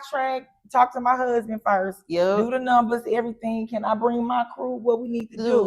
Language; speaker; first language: English; native; English